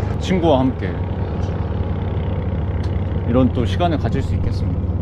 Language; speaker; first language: Korean; native; Korean